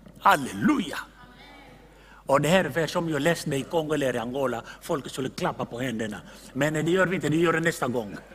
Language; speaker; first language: Swedish; non-native, fluent; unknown